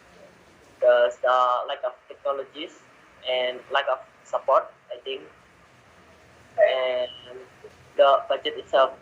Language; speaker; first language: English; non-native, learner; Indonesian